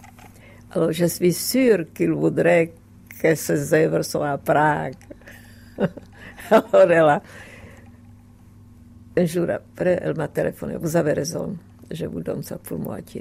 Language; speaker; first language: French; non-native, fluent; Czech